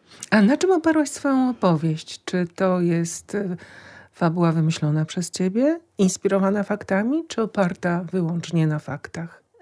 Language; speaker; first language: Polish; native; Polish